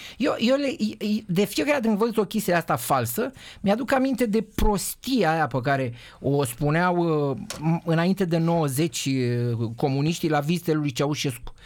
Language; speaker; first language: Romanian; native; Romanian